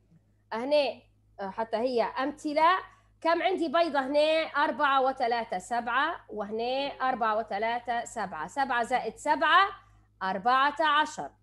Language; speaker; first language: Arabic; native; Arabic